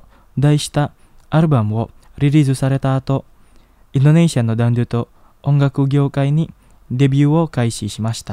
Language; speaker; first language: Japanese; non-native, learner; Indonesian